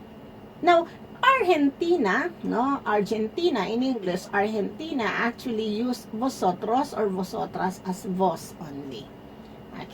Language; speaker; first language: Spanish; non-native, fluent; Filipino